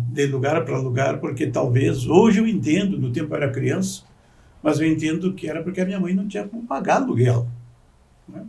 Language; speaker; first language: Portuguese; native; Portuguese